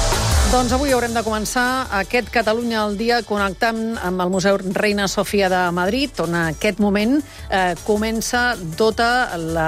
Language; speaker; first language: Catalan; native; Catalan